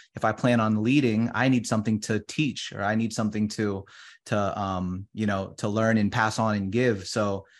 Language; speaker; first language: English; early bilingual, other home language; Filipino